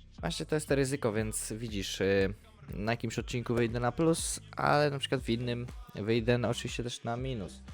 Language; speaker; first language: Polish; native; Polish